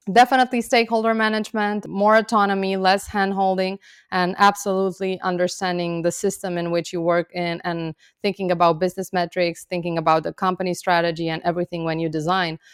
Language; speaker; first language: English; non-native, fluent; Romanian